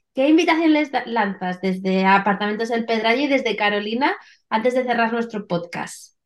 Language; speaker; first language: Spanish; native; Spanish